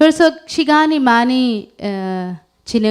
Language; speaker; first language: Korean; non-native, learner; Urdu